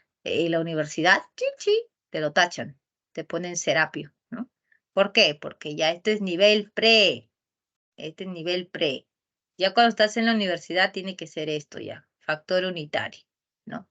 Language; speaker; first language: Spanish; native; Spanish